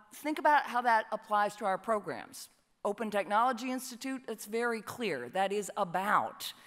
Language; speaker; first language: English; native; English